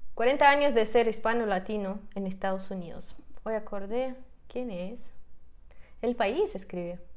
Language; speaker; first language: Spanish; non-native, fluent; Russian